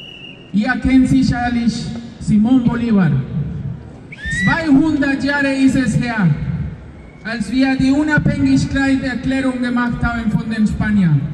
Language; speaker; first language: German; non-native, fluent; Spanish